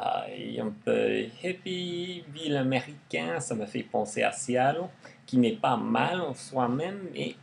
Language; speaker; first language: French; non-native, learner; English